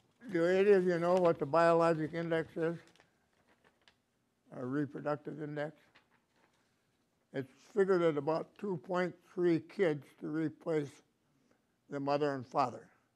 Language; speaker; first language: English; native; English